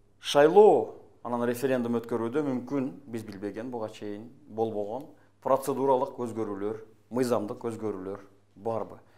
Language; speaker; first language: Kyrgyz; native; Kyrgyz